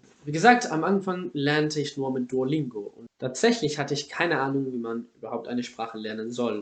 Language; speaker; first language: German; non-native, fluent; Spanish